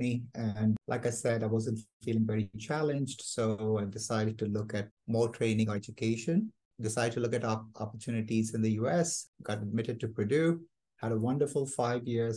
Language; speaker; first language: English; non-native, local second language; Malayalam